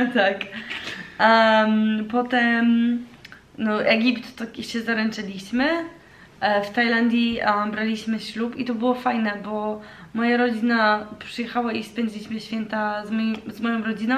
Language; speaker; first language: Polish; early bilingual, heritage; Polish